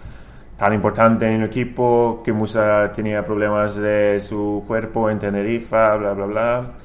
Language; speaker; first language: Spanish; non-native, fluent; Swedish